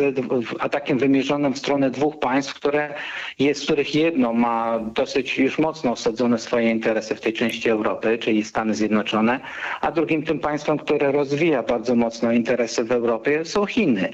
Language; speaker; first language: Polish; native; Polish